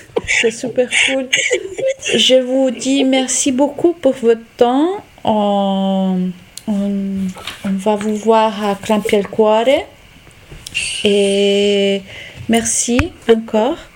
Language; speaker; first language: French; non-native, local second language; Italian